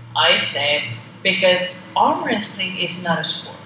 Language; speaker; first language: English; non-native, fluent; Estonian